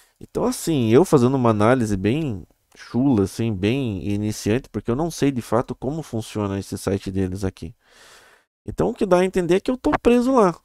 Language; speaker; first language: Portuguese; native; Portuguese